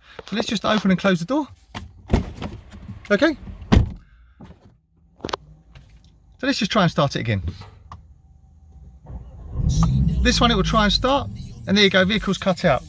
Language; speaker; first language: English; native; English